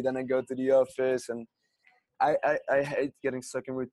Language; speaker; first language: English; non-native, fluent; Dutch